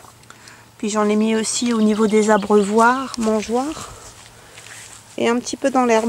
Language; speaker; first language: French; native; French